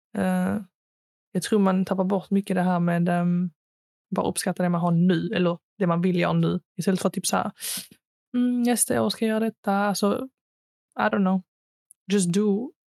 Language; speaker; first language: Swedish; early bilingual, other home language; Arabic